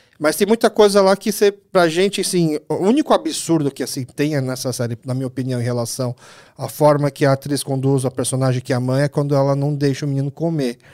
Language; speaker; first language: Portuguese; early bilingual, other home language; Korean